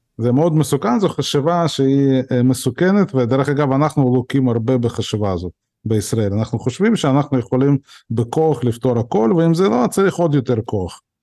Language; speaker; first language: Hebrew; early bilingual, other home language; Russian